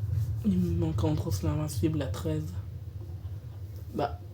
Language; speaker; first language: French; native; French